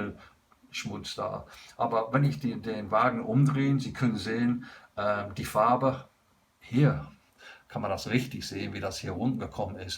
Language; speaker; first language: German; non-native, learner; English